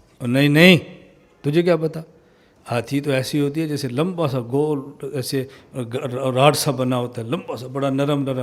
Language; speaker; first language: Urdu; non-native, local second language; Punjabi